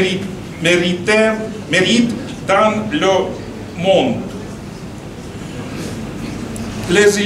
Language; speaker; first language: French; non-native, fluent; Russian